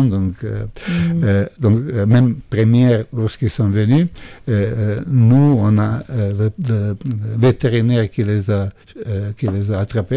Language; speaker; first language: French; non-native, fluent; Croatian